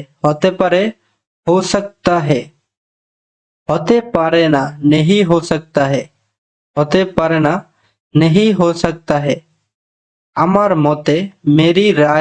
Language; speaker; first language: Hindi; non-native, fluent; Bangla